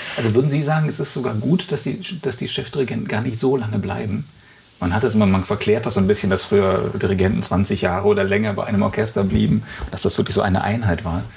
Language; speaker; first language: German; native; German